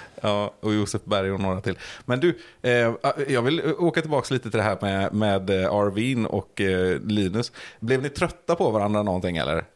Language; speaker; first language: Swedish; native; Swedish